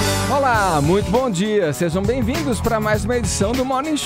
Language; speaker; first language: Portuguese; native; Portuguese